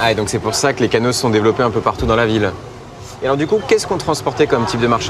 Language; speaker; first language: French; native; French